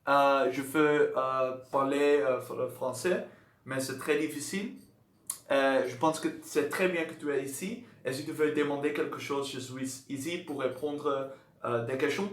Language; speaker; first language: French; non-native, learner; Dutch